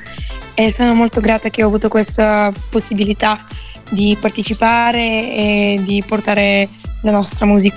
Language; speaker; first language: Italian; non-native, fluent; Bulgarian